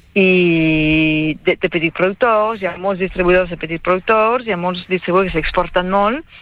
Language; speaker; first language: Catalan; non-native, fluent; French